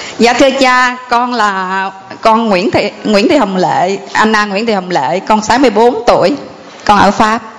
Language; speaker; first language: Vietnamese; native; Vietnamese